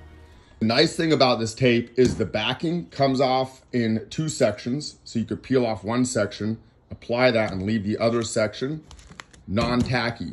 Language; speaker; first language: English; native; English